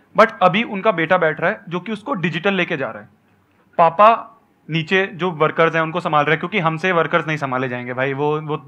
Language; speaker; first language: Hindi; native; Hindi